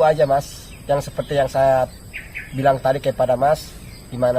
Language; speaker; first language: Indonesian; native; Indonesian